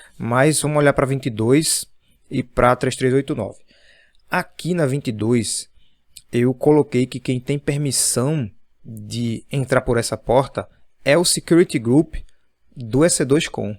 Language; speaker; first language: Portuguese; native; Portuguese